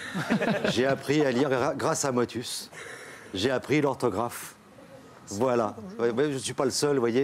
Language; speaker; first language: French; native; French